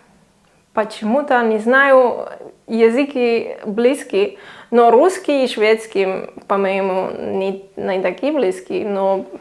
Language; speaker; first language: Russian; non-native, learner; Swiss German